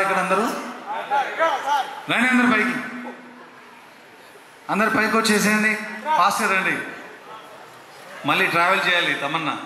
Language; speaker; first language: Telugu; native; Telugu